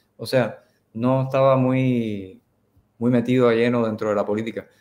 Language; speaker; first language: Spanish; native; Spanish